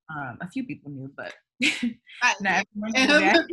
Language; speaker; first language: English; native; English